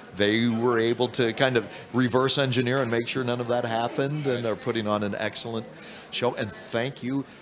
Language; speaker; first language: English; native; English